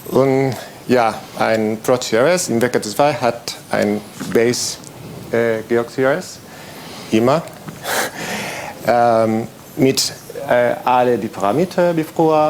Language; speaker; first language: German; non-native, fluent; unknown